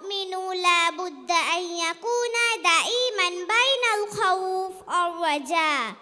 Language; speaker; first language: Arabic; non-native, learner; Bangla